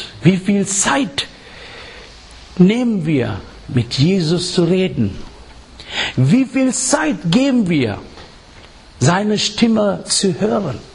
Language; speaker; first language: German; non-native, learner; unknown